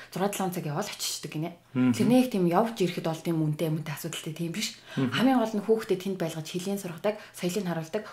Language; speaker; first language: Mongolian; native; Mongolian